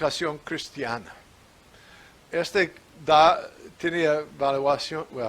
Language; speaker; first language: Spanish; non-native, fluent; English